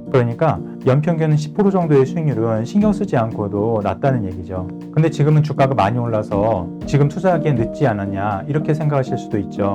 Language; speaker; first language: Korean; native; Korean